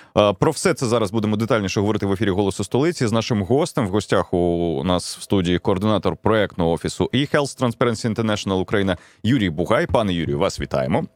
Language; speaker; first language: Ukrainian; native; Ukrainian